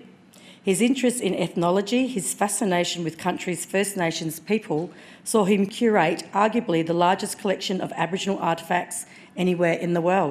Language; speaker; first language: English; native; English